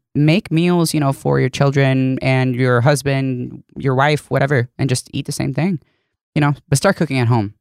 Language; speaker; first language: English; non-native, fluent; Swedish